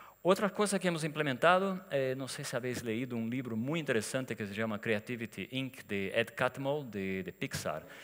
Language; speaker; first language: Spanish; non-native, fluent; Portuguese